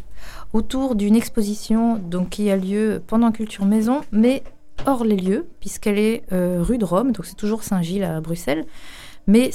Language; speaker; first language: French; native; French